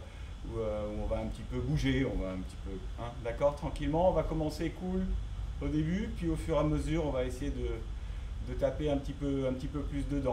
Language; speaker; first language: French; native; French